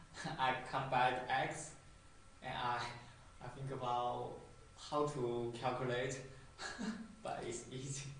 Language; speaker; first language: English; non-native, learner; Chinese